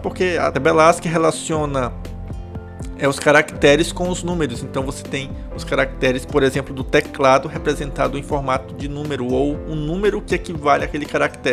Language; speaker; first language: Portuguese; native; Portuguese